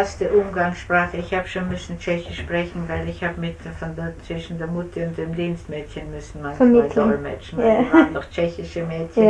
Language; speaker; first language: German; native; German